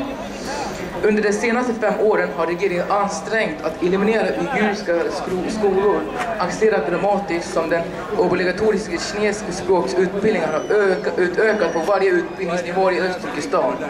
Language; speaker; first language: Swedish; non-native, learner; Uyghur